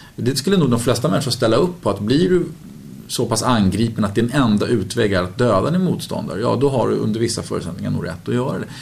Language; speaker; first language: Swedish; native; Swedish